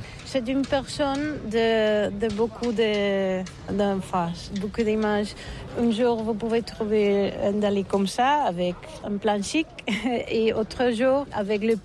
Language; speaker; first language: French; non-native, learner; Catalan